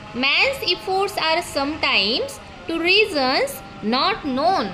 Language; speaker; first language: English; non-native, local second language; Marathi